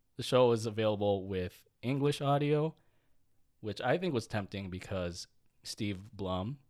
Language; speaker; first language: English; early bilingual, other home language; Filipino